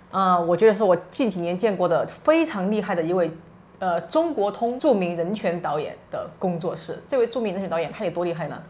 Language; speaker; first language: Chinese; native; Chinese